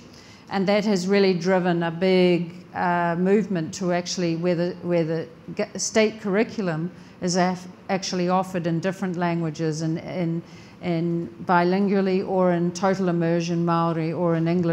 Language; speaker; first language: English; native; English